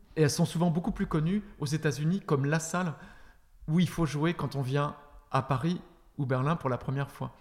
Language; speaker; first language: French; native; French